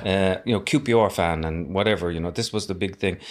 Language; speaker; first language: English; native; English